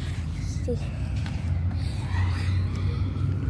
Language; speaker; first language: Spanish; native; Spanish